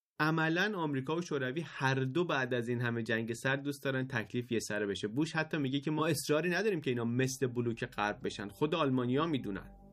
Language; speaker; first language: Persian; native; Persian